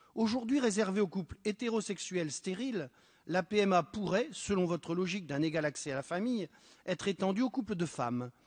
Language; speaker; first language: French; native; French